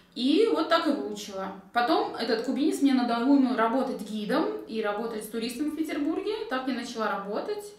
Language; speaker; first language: Russian; native; Russian